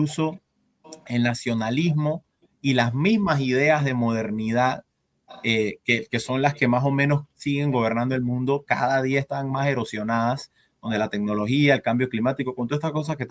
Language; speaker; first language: Spanish; native; Spanish